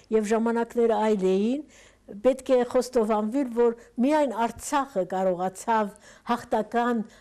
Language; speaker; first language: Armenian; early bilingual, heritage; Armenian